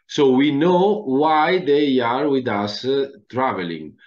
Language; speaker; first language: English; non-native, fluent; Italian